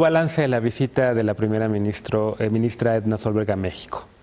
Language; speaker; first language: Spanish; native; Spanish